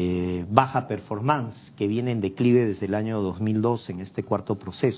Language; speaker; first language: Spanish; native; Spanish